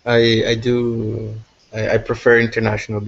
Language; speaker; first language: English; non-native, learner; Portuguese